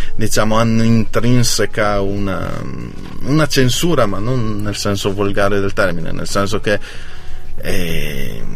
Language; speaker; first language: Italian; native; Italian